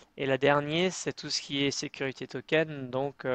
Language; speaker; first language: French; native; French